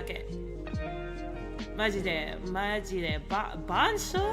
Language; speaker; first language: Japanese; non-native, learner; English